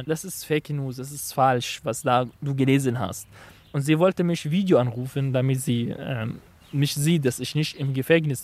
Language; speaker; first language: German; non-native, fluent; Arabic